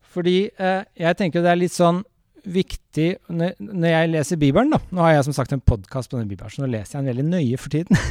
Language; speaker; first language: Norwegian; native; Norwegian